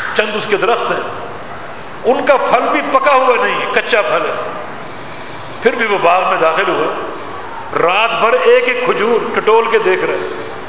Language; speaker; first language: Urdu; non-native, local second language; Punjabi